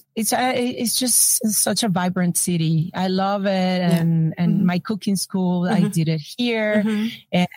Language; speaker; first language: English; non-native, fluent; Spanish